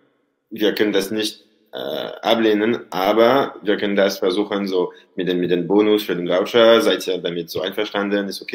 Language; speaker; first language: German; non-native, learner; French